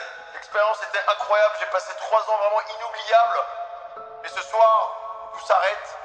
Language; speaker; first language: French; native; French